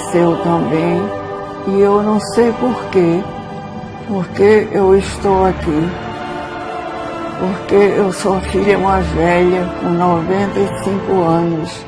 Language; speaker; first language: Portuguese; early bilingual, other home language; Swedish